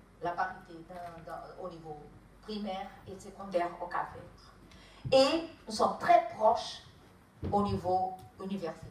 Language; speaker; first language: French; non-native, fluent; Kabuverdianu